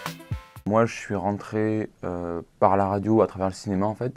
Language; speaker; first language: French; native; French